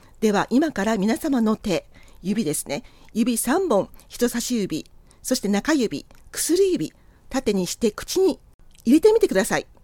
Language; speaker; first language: Japanese; native; Japanese